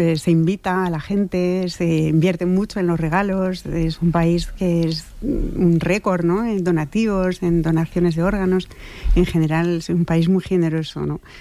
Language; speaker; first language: Spanish; non-native, fluent; French